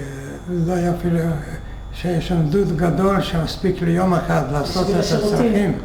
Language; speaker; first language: Hebrew; non-native, fluent; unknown